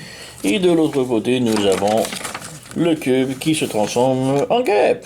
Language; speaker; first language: French; native; French